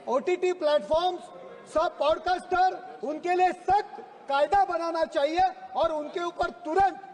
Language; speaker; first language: Hindi; non-native, local second language; Marathi